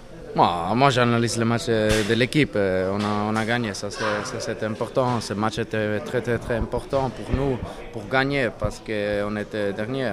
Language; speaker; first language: French; non-native, learner; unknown